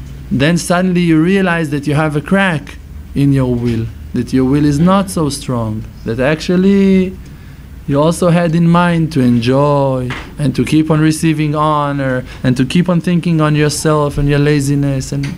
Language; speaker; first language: English; non-native, fluent; Hebrew